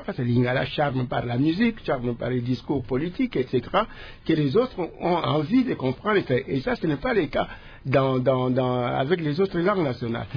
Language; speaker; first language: French; non-native, local second language; Lingala